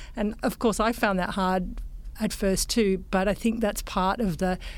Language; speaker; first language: English; native; English